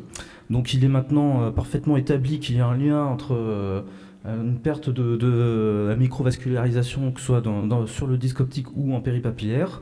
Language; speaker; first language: French; native; French